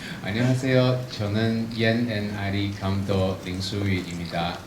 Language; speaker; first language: Korean; non-native, learner; Chinese